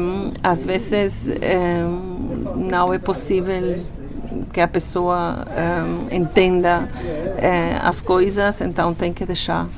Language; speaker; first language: Portuguese; non-native, fluent; Spanish